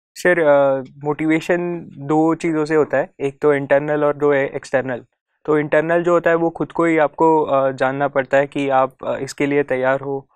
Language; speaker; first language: Hindi; non-native, local second language; Marathi